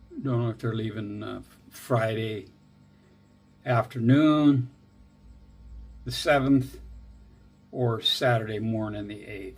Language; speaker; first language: English; native; English